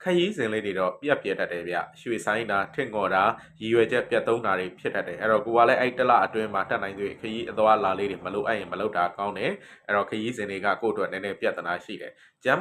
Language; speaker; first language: Burmese; native; Burmese